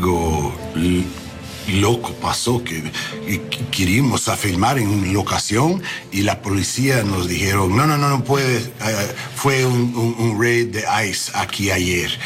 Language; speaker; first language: Spanish; non-native, learner; English